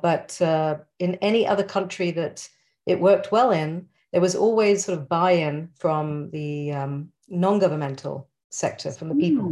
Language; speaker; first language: English; native; English